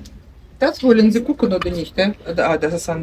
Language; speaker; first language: German; non-native, learner; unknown